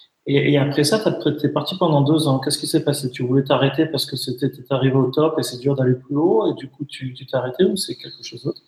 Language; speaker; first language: French; native; French